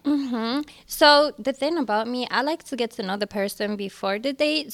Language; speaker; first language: English; early bilingual, other home language; Arabic